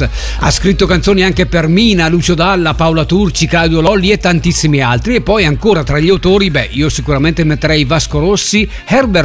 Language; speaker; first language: Italian; native; Italian